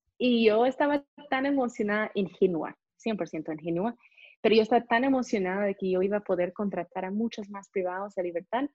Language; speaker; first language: Spanish; non-native, fluent; English